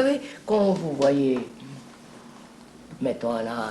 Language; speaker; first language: French; non-native, fluent; Telugu